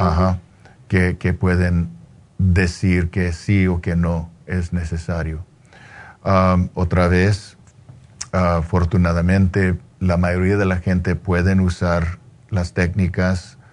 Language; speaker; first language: Spanish; early bilingual, heritage; Spanish